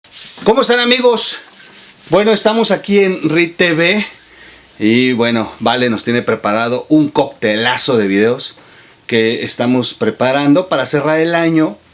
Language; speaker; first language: Spanish; native; Spanish